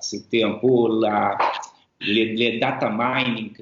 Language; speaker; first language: French; non-native, fluent; Portuguese